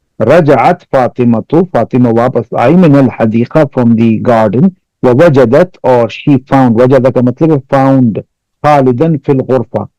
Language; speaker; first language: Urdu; non-native, local second language; Pashto